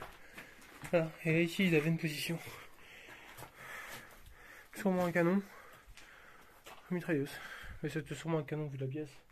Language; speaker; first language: French; native; French